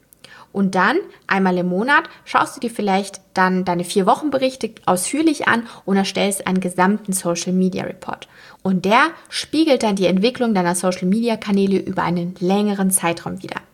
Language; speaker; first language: German; native; German